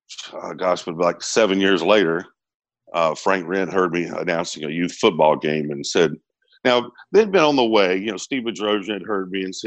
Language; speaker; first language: English; native; English